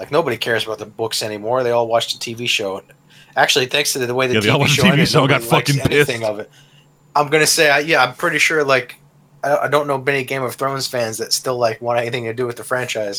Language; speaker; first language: English; native; English